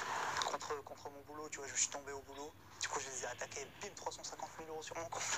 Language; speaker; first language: French; native; French